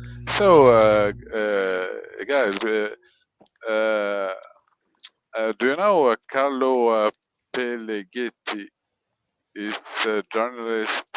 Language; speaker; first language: English; non-native, learner; French